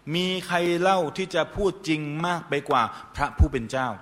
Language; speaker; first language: Thai; native; Thai